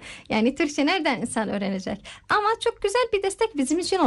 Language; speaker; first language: Turkish; non-native, fluent; Arabic